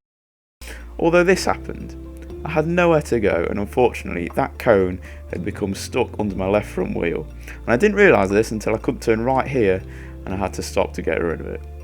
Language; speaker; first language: English; native; English